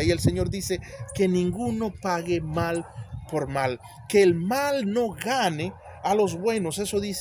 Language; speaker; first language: Spanish; native; Spanish